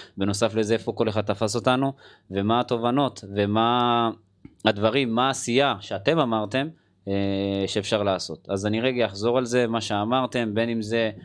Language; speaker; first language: Hebrew; native; Hebrew